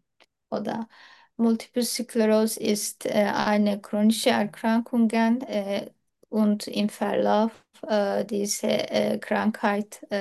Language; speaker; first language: German; non-native, learner; Turkish